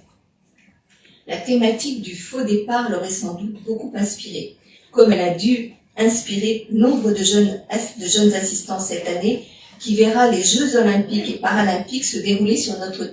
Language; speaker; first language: French; native; French